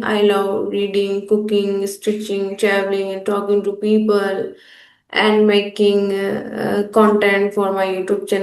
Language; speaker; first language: English; non-native, local second language; Hindi